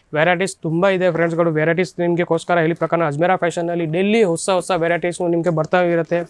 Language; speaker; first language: Kannada; non-native, learner; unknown